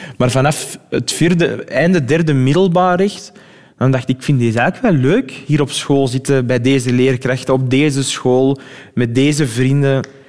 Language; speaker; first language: Dutch; early bilingual, other home language; Arabic